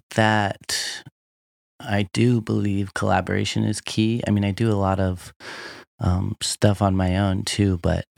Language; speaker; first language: English; native; English